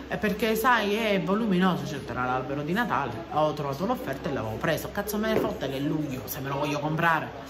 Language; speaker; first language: Italian; early bilingual, other home language; English